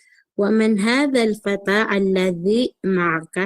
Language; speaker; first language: Arabic; non-native, learner; Filipino